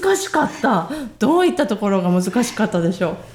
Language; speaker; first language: Japanese; native; Japanese